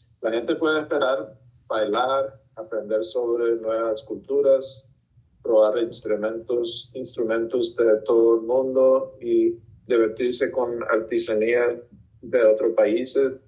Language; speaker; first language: Spanish; early bilingual, heritage; Spanish